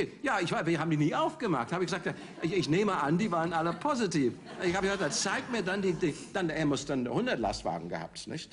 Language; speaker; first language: German; non-native, fluent; English